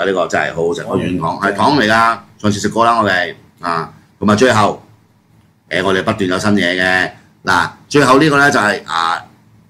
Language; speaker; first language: Cantonese; native; Cantonese